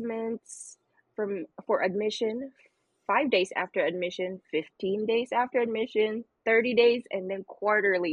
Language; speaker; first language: English; non-native, local second language; Filipino